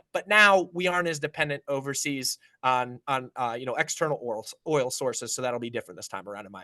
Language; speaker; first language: English; native; English